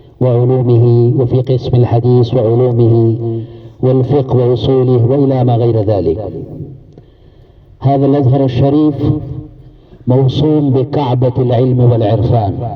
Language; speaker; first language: Arabic; non-native, fluent; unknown